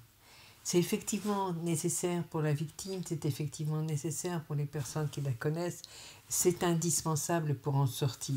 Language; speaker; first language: French; native; French